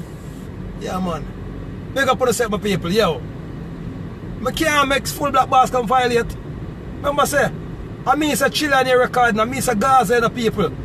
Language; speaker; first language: English; native; English